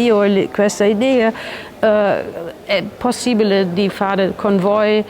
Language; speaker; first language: Italian; non-native, learner; German